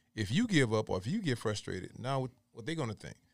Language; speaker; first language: English; native; English